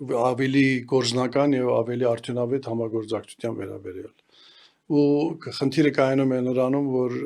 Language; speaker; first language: Armenian; early bilingual, heritage; Armenian